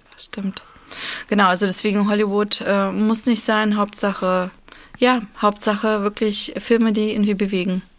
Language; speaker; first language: German; early bilingual, other home language; Russian